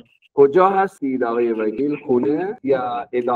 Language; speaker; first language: Persian; non-native, fluent; Urdu